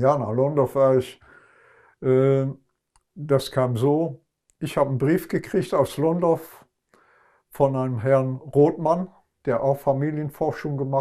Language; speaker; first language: German; non-native, local second language; Luxembourgish